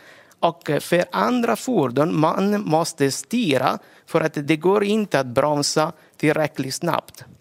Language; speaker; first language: Swedish; non-native, fluent; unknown